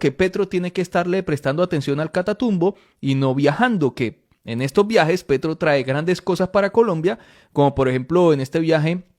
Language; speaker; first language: Spanish; native; Spanish